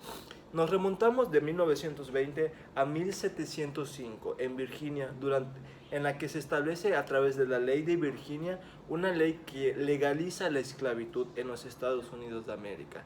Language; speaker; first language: Spanish; native; Spanish